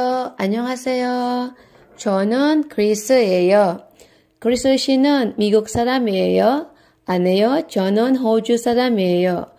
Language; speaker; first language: Korean; non-native, learner; Cebuano